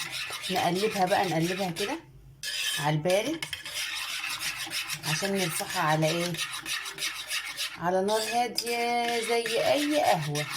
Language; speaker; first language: Arabic; native; Arabic